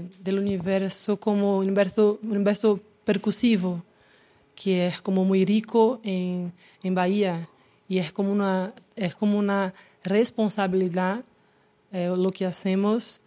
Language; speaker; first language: Spanish; non-native, learner; Portuguese